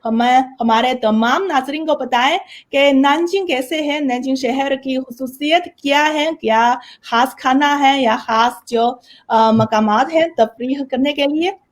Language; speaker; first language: Hindi; non-native, fluent; Chinese